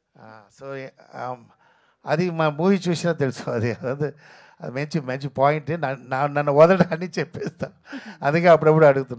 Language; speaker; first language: Telugu; non-native, local second language; Tamil